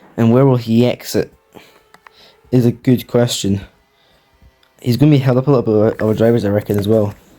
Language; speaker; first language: English; native; English